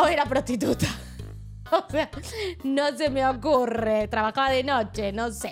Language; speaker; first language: Spanish; native; Spanish